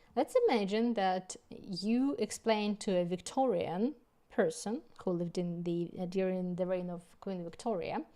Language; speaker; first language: English; non-native, fluent; Russian